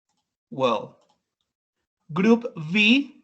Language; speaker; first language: English; non-native, fluent; Spanish